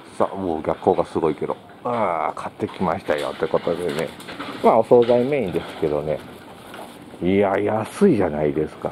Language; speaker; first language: Japanese; native; Japanese